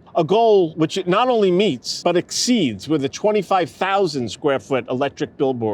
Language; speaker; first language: English; native; English